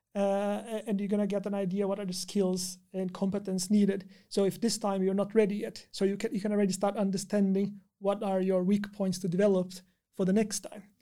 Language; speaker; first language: English; non-native, fluent; Portuguese